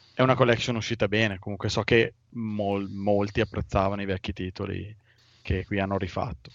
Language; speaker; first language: Italian; native; Italian